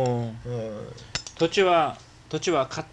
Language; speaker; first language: Japanese; early bilingual, heritage; Japanese